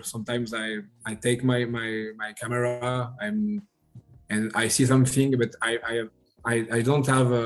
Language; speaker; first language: English; non-native, learner; French